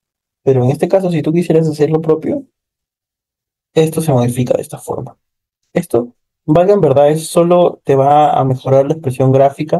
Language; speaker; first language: Spanish; native; Spanish